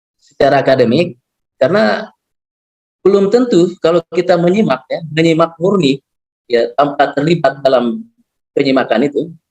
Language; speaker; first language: Indonesian; non-native, local second language; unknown